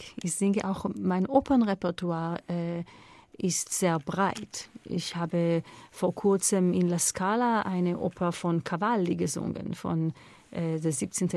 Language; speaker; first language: German; non-native, fluent; Hebrew